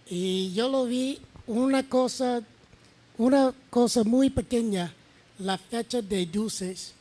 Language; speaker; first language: Spanish; non-native, learner; English